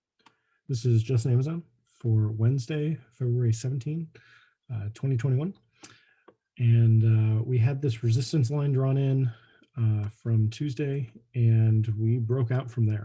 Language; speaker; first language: English; native; English